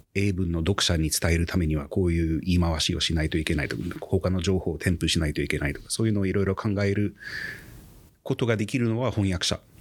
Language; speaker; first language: Japanese; non-native, fluent; English